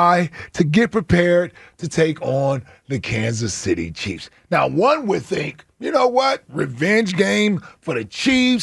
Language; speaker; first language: English; native; English